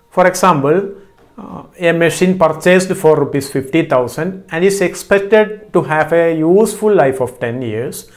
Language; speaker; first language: English; non-native, local second language; Malayalam